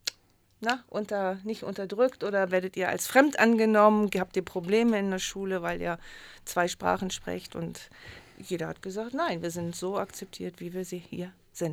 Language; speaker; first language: German; native; German